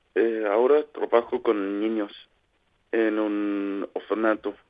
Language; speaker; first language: Spanish; non-native, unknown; Kalaallisut